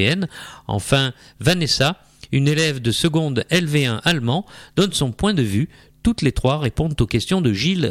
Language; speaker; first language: French; native; French